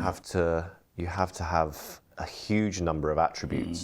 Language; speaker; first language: English; early bilingual, heritage; English